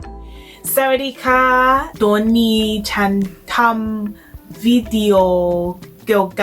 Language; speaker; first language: Thai; non-native, learner; English